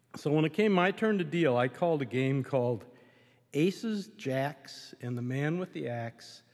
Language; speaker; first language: English; native; English